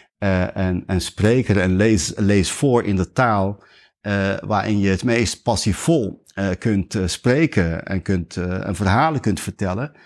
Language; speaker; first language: Dutch; early bilingual, other home language; Riffian